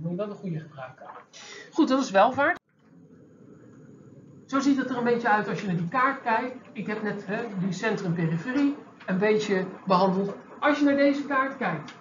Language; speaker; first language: Dutch; native; Dutch